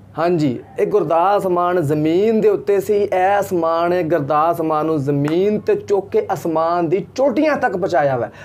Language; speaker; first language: Punjabi; native; Punjabi